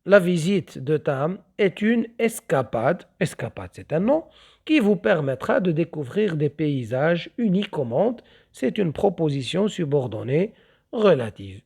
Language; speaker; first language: French; non-native, local second language; Arabic